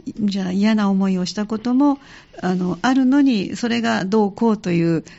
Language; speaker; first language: Japanese; native; Japanese